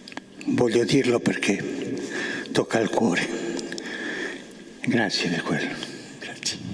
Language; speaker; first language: Italian; early bilingual, heritage; Spanish